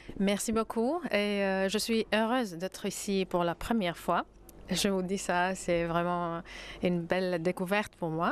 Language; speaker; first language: French; non-native, fluent; Greek